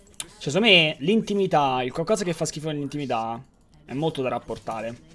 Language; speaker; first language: Italian; native; Italian